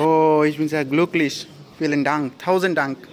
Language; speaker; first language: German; non-native, learner; Bangla